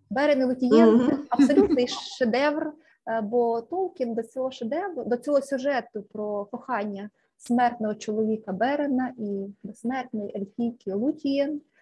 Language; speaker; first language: Ukrainian; native; Ukrainian